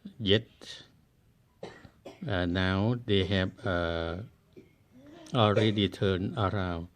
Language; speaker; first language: English; non-native, learner; Thai